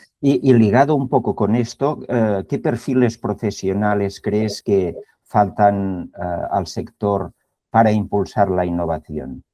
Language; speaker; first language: Spanish; native; Spanish